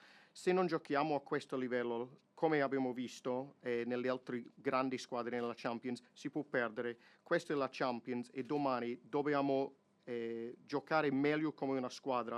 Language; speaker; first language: Italian; non-native, fluent; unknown